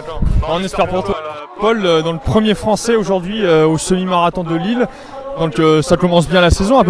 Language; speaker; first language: French; native; French